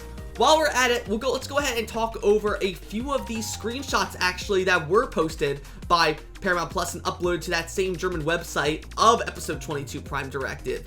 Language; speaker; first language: English; native; English